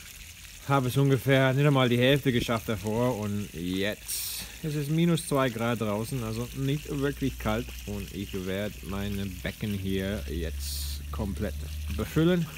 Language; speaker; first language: German; non-native, fluent; English